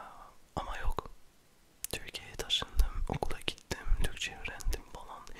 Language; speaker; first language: Turkish; early bilingual, heritage; French